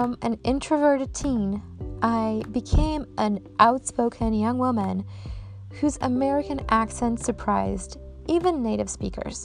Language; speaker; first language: English; non-native, fluent; Polish